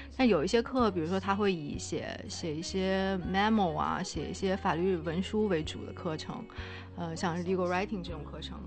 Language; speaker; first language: Chinese; native; Chinese